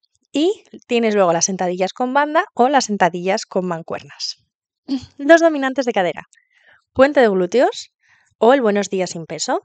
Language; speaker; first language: Spanish; native; Spanish